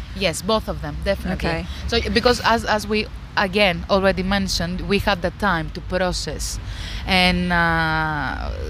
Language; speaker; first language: English; non-native, fluent; Greek